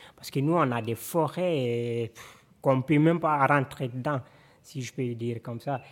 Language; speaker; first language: French; non-native, local second language; Fula